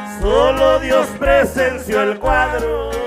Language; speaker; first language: Spanish; native; Spanish